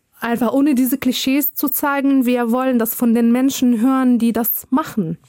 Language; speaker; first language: German; non-native, fluent; Arabic